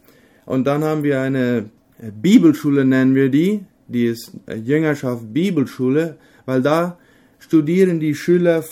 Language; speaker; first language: German; non-native, local second language; Low German